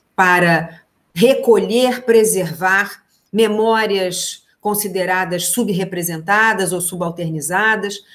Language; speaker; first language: Portuguese; native; Portuguese